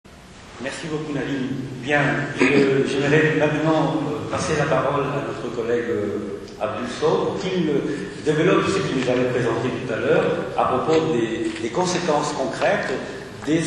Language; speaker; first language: French; native; French